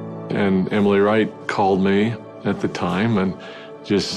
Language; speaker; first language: English; native; English